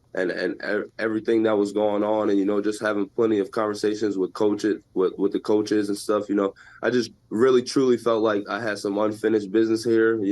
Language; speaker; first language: English; native; English